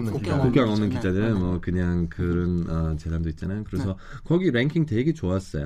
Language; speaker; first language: Korean; non-native, fluent; German